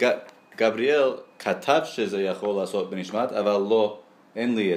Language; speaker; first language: Hebrew; non-native, learner; English